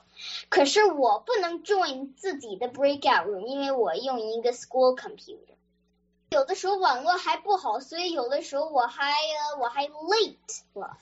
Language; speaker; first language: Chinese; early bilingual, other home language; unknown